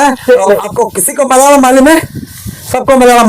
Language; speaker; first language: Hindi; non-native, local second language; Malayalam